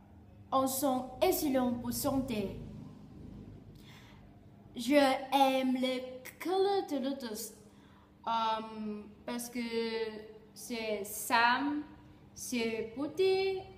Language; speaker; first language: French; non-native, learner; Vietnamese